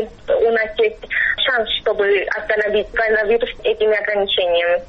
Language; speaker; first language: Russian; non-native, fluent; Georgian